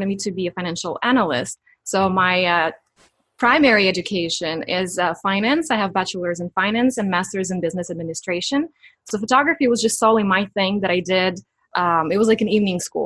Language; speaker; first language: English; non-native, fluent; Ukrainian